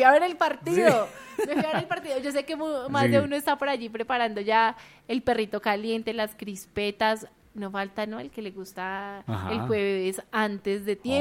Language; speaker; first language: Spanish; native; Spanish